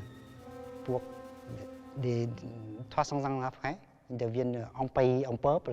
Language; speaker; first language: French; non-native, learner; Vietnamese